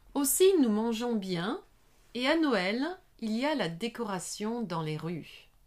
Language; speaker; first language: French; non-native, learner; English